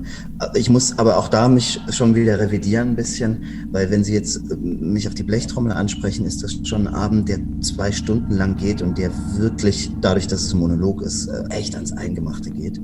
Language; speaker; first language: German; native; German